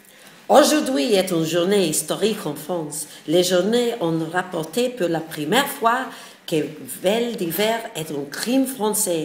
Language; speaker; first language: French; non-native, learner; English